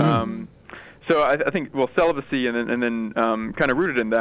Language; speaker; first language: English; native; English